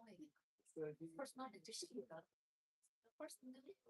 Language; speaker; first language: English; non-native, learner; Chinese